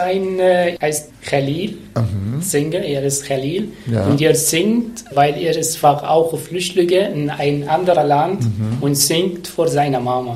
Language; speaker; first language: German; non-native, learner; Arabic